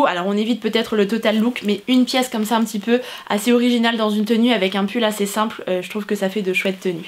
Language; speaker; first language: French; native; French